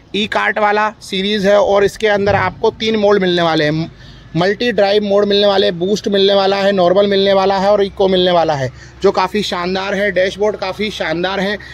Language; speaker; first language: Hindi; native; Hindi